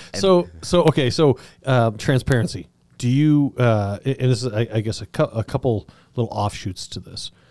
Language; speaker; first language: English; native; English